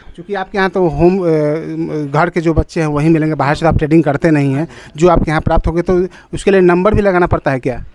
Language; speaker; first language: Hindi; native; Hindi